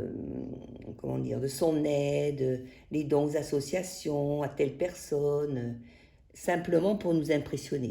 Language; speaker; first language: French; native; French